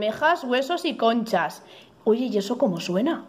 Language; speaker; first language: Spanish; native; Spanish